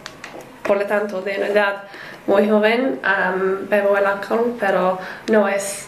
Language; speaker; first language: Spanish; non-native, learner; English